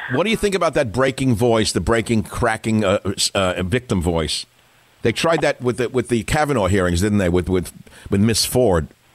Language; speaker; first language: English; native; English